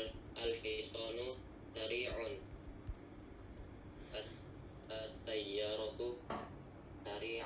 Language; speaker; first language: Arabic; non-native, learner; Indonesian